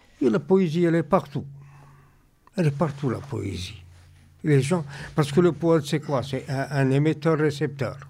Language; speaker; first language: French; non-native, local second language; Arabic